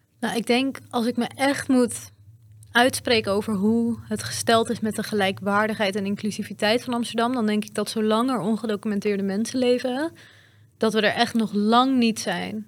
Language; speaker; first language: Dutch; early bilingual, other home language; Persian